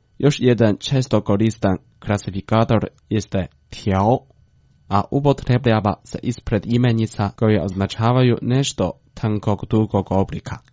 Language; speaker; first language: Croatian; non-native, fluent; Chinese